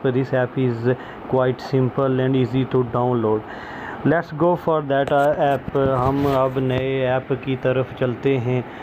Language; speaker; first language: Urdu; non-native, local second language; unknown